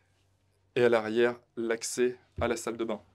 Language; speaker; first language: French; native; French